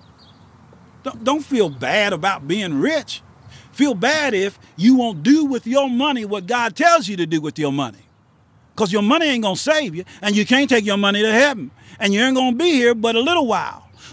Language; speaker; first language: English; native; English